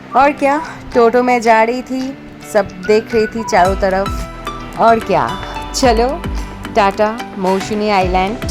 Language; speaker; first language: Hindi; non-native, local second language; Bangla